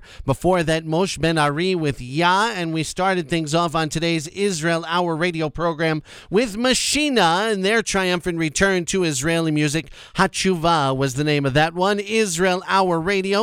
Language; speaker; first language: English; native; English